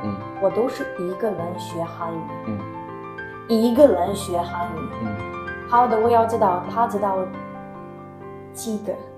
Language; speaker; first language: Chinese; non-native, learner; Ukrainian